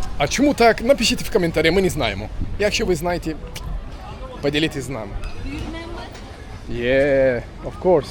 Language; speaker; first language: Ukrainian; non-native, local second language; Russian